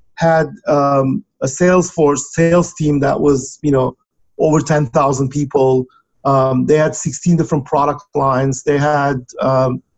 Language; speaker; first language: English; non-native, fluent; Turkish